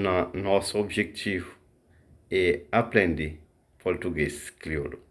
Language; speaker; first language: Portuguese; non-native, fluent; Haitian Creole